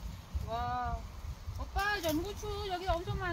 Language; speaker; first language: Korean; non-native, learner; Vietnamese